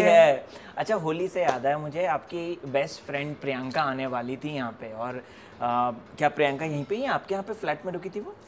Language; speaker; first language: Hindi; native; Hindi